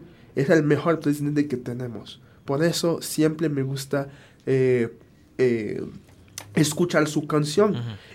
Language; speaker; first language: Spanish; non-native, fluent; Haitian Creole